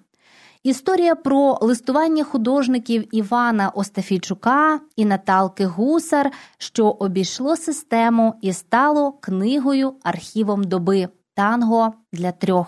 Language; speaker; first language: Ukrainian; native; Ukrainian